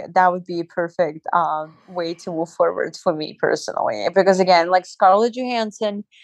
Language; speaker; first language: English; non-native, fluent; Azerbaijani